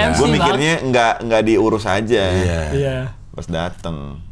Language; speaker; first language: Indonesian; early bilingual, other home language; Fula